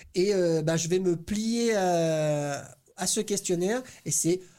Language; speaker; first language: French; native; French